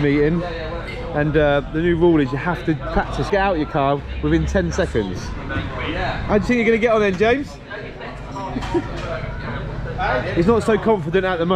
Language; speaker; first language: English; native; English